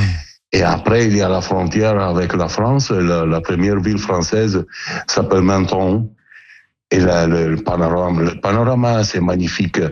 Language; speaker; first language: French; non-native, learner; Italian